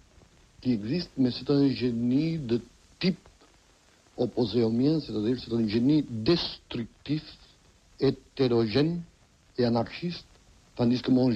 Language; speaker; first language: French; non-native, fluent; Catalan